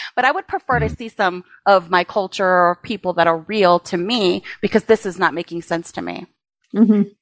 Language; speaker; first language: English; early bilingual, other home language; Spanish